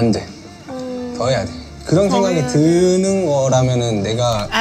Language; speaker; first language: Korean; native; Korean